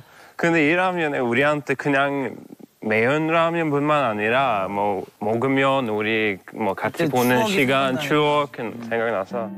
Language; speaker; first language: Korean; non-native, fluent; Swedish